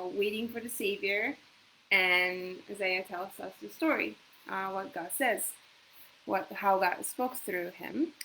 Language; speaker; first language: English; non-native, fluent; Japanese